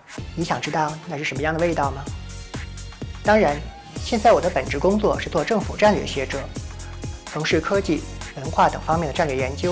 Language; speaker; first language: Chinese; native; Chinese